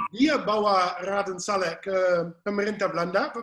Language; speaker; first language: Indonesian; non-native, fluent; English